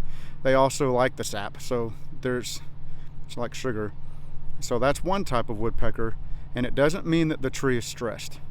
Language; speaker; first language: English; native; English